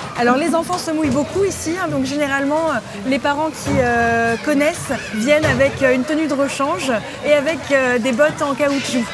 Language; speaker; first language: French; native; French